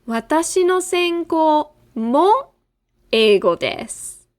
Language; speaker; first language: Japanese; non-native, fluent; English